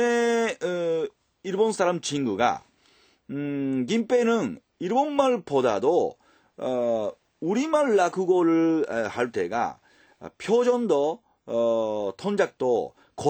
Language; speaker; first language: Korean; non-native, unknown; Japanese